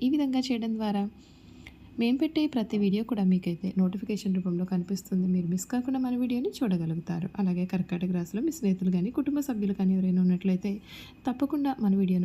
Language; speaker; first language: Telugu; native; Telugu